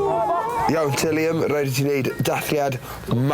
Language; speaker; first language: Welsh; native; Welsh